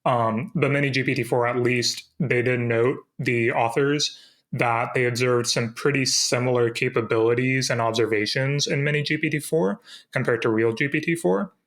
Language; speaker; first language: English; native; English